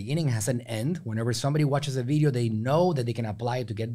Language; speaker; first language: English; native; English